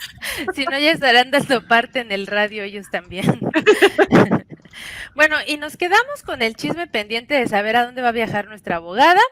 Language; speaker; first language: Spanish; native; Spanish